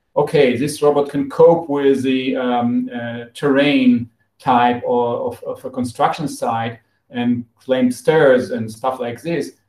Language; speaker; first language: English; non-native, fluent; Hebrew